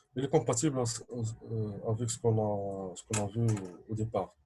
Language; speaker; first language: French; non-native, local second language; Arabic